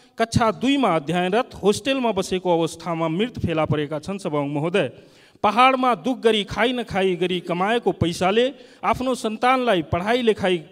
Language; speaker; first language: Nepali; non-native, local second language; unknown